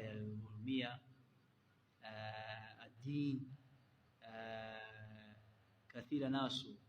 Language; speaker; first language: Arabic; non-native, learner; Kinyarwanda